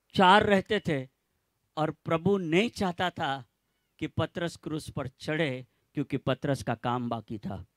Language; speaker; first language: Hindi; non-native, local second language; Gujarati